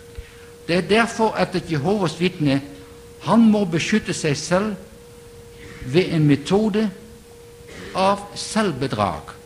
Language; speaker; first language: Norwegian; non-native, fluent; Dutch